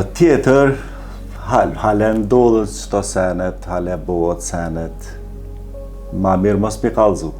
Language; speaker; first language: Albanian; non-native, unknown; Turkish